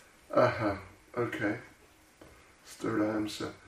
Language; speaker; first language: Russian; non-native, learner; English